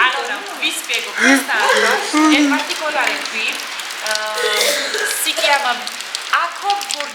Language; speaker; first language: Italian; non-native, learner; Georgian